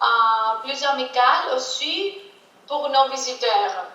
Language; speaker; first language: French; non-native, fluent; Greek